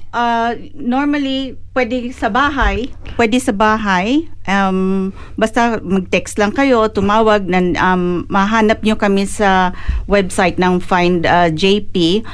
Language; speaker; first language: Filipino; native; Filipino